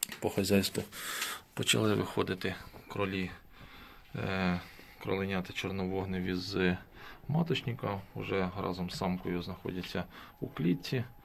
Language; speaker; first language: Ukrainian; native; Ukrainian